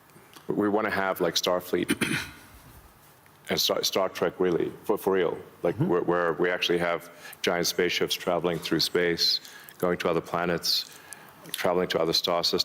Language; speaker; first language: English; early bilingual, other home language; Afrikaans